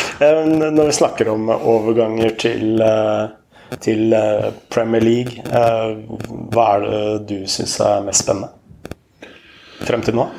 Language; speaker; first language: Norwegian; native; Norwegian